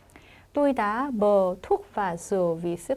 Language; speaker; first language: Vietnamese; non-native, fluent; Korean